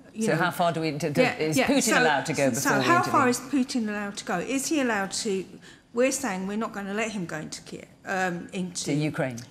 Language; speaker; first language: English; native; English